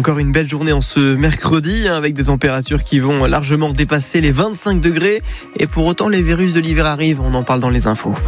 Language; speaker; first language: French; native; French